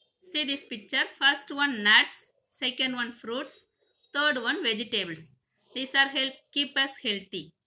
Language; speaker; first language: English; non-native, local second language; Tamil